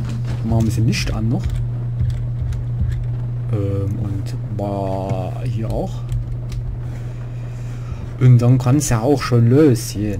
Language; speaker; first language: German; native; German